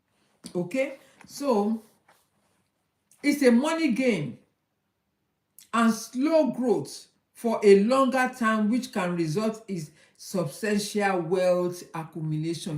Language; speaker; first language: English; non-native, local second language; Yoruba